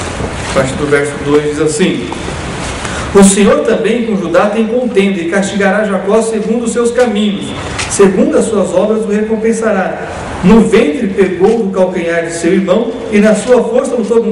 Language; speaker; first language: Portuguese; native; Portuguese